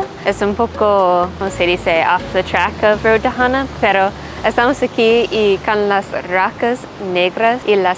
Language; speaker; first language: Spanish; non-native, learner; English